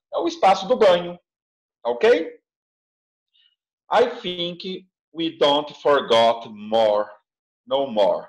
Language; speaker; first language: English; non-native, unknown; Portuguese